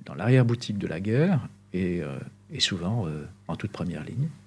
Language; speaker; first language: French; non-native, local second language; Arabic